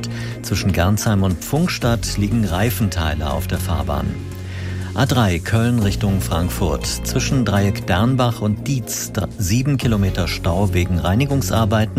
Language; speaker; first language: German; native; German